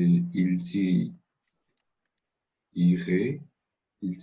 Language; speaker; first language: French; non-native, learner; Spanish